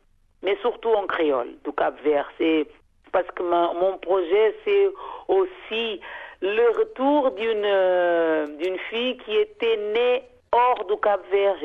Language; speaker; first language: French; non-native, fluent; Portuguese